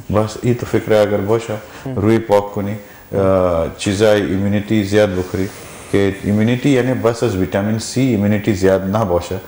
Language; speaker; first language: Persian; non-native, learner; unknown